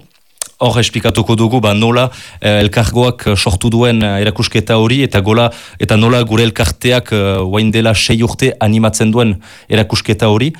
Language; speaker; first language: Basque; native; Basque